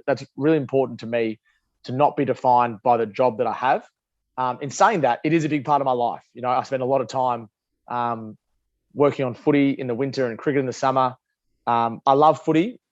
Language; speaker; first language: English; native; English